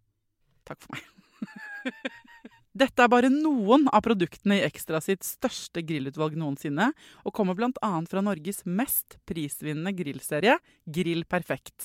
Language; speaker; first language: Norwegian; native; Norwegian